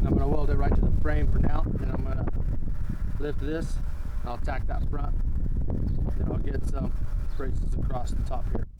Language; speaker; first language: English; native; English